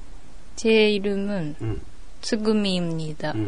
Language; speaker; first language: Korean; non-native, learner; Japanese